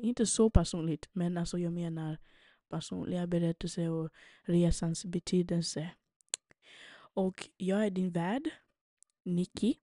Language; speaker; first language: Swedish; early bilingual, other home language; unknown